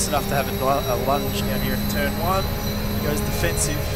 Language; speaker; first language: English; native; English